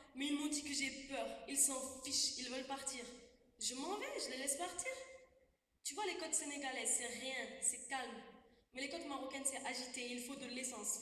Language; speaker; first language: French; non-native, local second language; Wolof